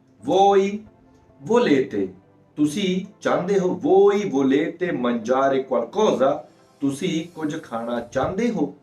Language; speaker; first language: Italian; non-native, fluent; Punjabi